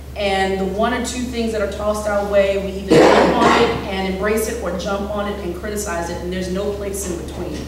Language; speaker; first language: English; native; English